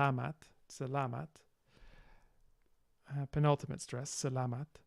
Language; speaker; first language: Indonesian; non-native, learner; English